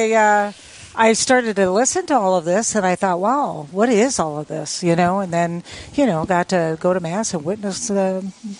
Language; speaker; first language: English; native; English